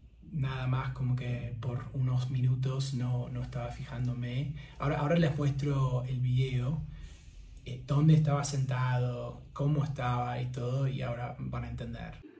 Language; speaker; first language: Spanish; non-native, fluent; English